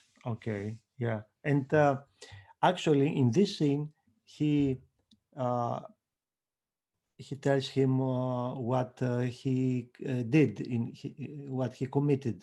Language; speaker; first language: English; non-native, fluent; Greek